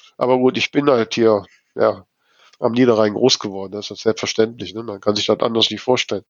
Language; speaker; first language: German; native; German